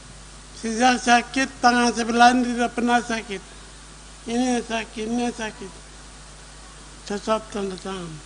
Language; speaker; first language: Indonesian; non-native, local second language; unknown